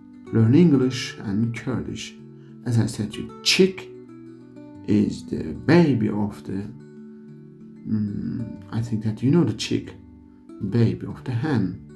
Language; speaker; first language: English; non-native, learner; Kurdish